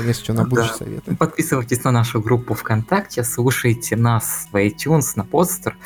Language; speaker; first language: Russian; native; Russian